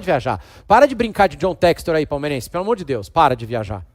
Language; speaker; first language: Portuguese; native; Portuguese